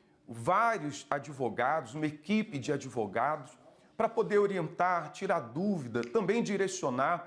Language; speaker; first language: Portuguese; native; Portuguese